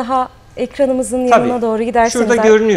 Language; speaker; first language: Turkish; native; Turkish